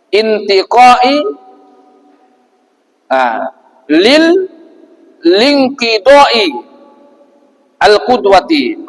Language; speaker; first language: Arabic; non-native, fluent; Indonesian